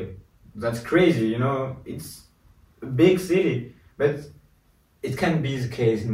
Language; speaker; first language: English; non-native, learner; French